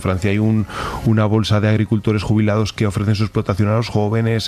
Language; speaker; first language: Spanish; native; Spanish